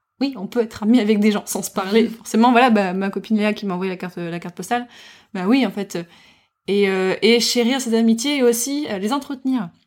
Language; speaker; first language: French; early bilingual, heritage; French